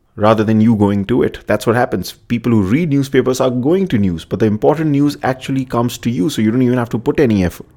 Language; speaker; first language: English; non-native, local second language; Hindi